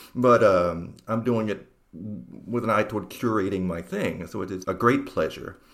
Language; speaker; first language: English; native; English